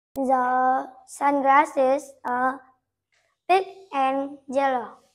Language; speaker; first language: English; non-native, learner; Vietnamese